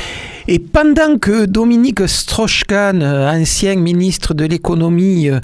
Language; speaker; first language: French; native; French